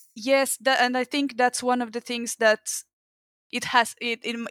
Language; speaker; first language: English; non-native, fluent; Finnish